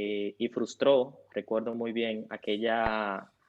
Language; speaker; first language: Spanish; native; Spanish